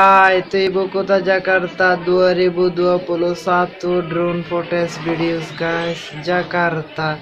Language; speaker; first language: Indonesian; non-native, learner; Bangla